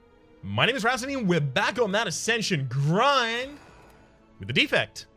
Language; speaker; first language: English; native; English